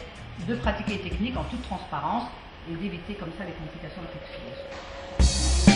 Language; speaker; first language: French; native; French